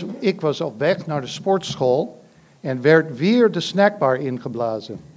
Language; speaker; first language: Dutch; non-native, fluent; English